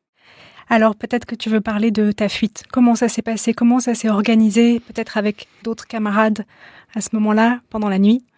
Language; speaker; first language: French; native; French